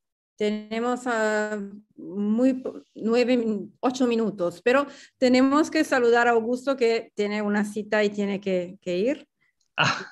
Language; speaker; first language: Spanish; non-native, fluent; Italian